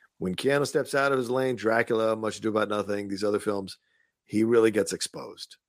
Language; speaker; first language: English; early bilingual, other home language; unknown